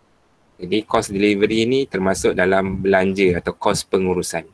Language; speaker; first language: Malay; native; Malay